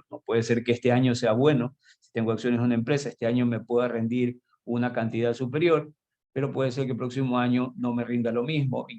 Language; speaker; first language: Spanish; native; Spanish